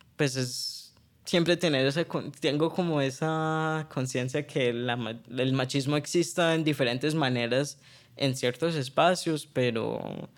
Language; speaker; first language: Spanish; early bilingual, heritage; Spanish